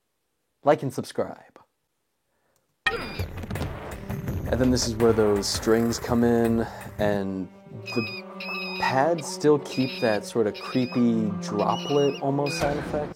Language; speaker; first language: English; native; English